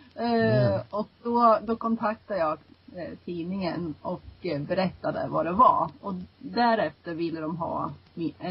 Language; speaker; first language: Swedish; non-native, fluent; German